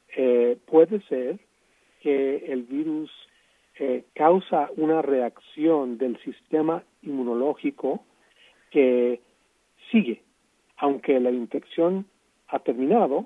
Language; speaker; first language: Spanish; non-native, fluent; English